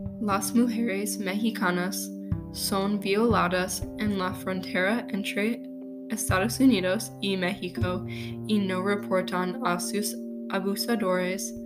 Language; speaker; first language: Spanish; non-native, learner; English